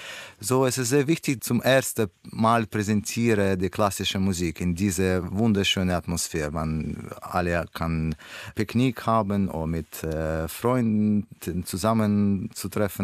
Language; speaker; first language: German; non-native, fluent; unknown